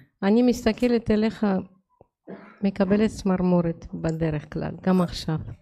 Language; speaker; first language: Hebrew; non-native, fluent; Russian